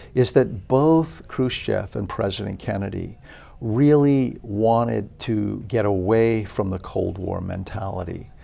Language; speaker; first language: English; native; English